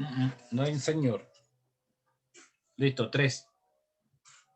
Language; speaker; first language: Spanish; native; Spanish